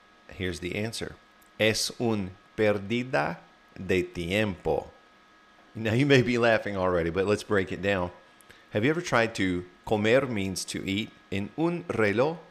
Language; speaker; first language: English; native; English